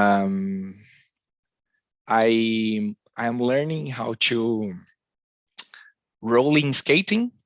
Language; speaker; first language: English; non-native, learner; Portuguese